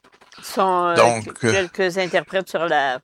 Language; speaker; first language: French; native; French